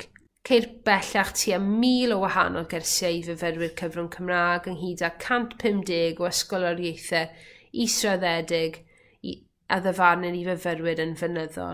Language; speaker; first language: Welsh; native; Welsh